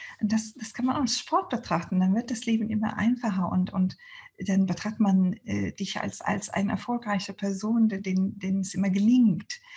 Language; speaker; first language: German; non-native, fluent; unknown